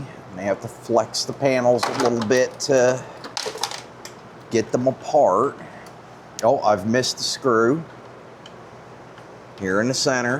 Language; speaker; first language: English; native; English